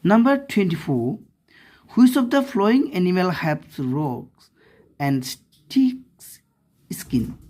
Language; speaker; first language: English; non-native, local second language; Assamese